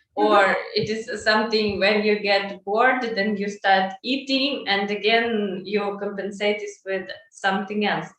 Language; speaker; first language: English; non-native, learner; Russian